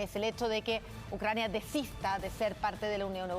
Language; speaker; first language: Spanish; native; Spanish